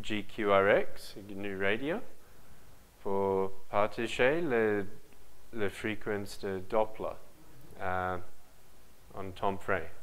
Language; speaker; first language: French; non-native, learner; English